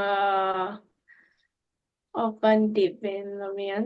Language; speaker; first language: English; non-native, learner; Vietnamese